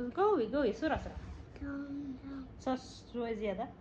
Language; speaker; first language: Arabic; non-native, learner; Bangla